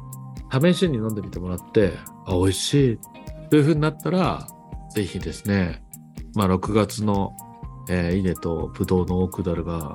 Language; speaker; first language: Japanese; native; Japanese